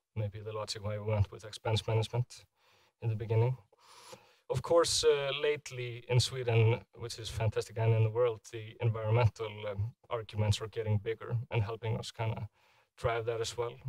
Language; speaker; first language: English; non-native, fluent; Icelandic